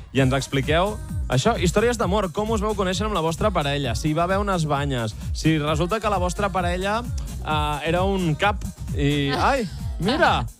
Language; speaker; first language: Catalan; native; Catalan